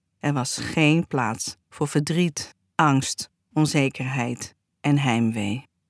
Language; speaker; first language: Dutch; native; Dutch